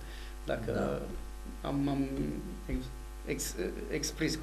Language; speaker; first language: Romanian; non-native, fluent; English